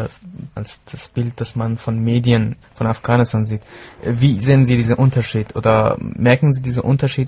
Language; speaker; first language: German; non-native, fluent; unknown